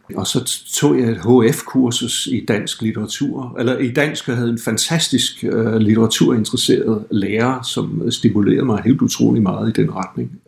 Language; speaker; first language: Danish; non-native, fluent; English